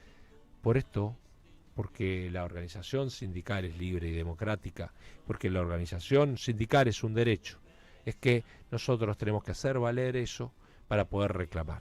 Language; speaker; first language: Spanish; native; Spanish